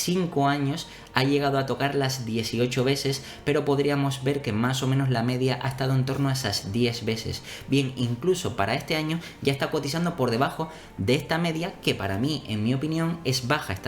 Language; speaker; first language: Spanish; native; Spanish